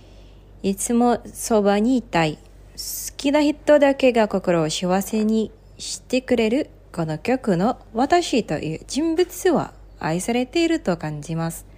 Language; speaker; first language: Japanese; non-native, fluent; Indonesian